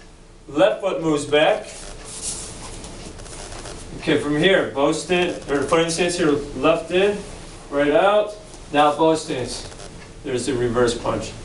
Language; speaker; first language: English; native; English